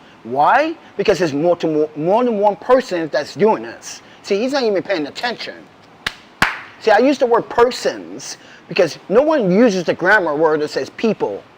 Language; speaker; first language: English; native; English